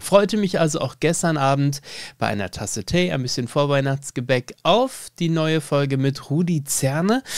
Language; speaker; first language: German; native; German